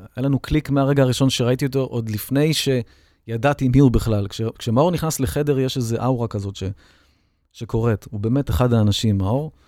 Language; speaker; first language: Hebrew; native; Hebrew